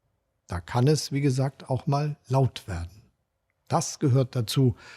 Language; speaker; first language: German; native; German